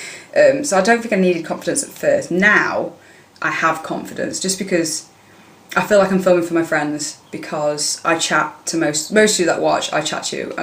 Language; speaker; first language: English; native; English